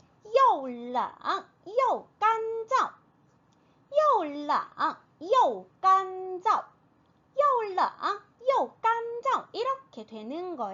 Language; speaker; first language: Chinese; non-native, fluent; Korean